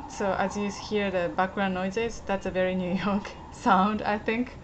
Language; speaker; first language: English; non-native, fluent; Japanese